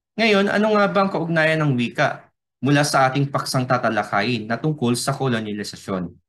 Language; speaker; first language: Filipino; non-native, local second language; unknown